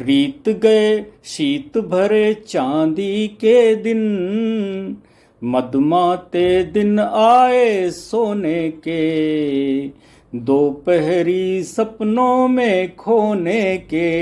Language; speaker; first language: Hindi; native; Hindi